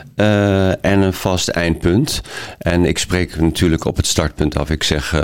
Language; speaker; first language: Dutch; native; Dutch